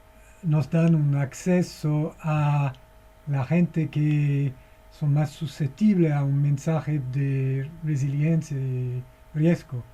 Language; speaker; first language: Spanish; non-native, fluent; English